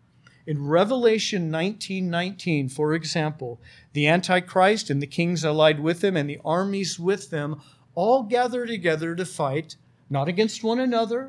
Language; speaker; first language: English; native; English